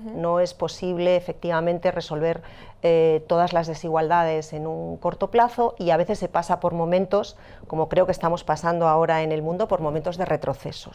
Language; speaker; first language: Spanish; native; Spanish